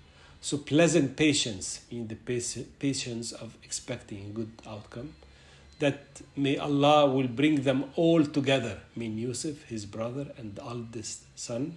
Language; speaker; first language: English; non-native, fluent; Arabic